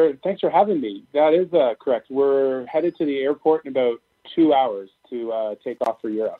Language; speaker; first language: English; native; English